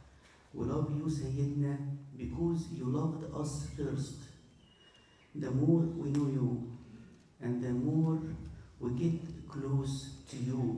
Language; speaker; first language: English; non-native, fluent; Arabic